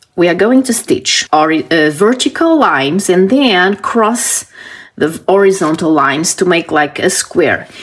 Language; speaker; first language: English; non-native, fluent; Portuguese